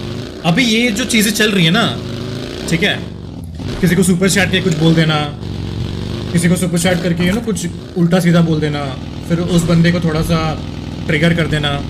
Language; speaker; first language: Hindi; native; Hindi